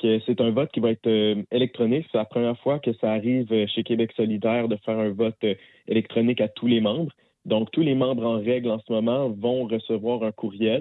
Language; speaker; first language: French; native; French